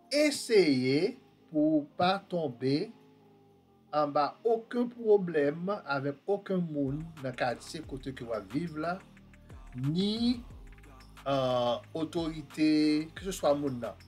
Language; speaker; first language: French; non-native, learner; Haitian Creole